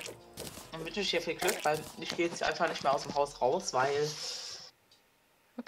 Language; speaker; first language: German; native; German